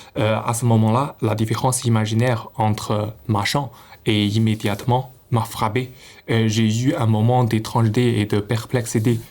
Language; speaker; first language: French; non-native, fluent; Chinese